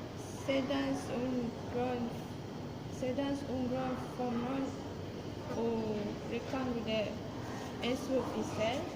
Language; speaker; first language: French; non-native, learner; Malay